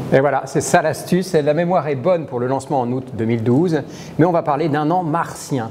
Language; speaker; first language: French; native; French